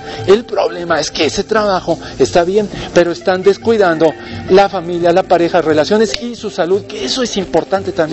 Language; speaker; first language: Spanish; native; Spanish